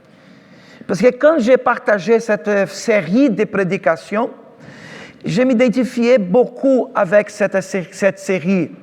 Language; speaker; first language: French; non-native, fluent; Portuguese